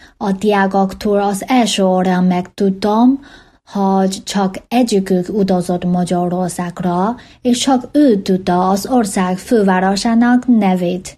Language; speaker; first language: Hungarian; non-native, fluent; Chinese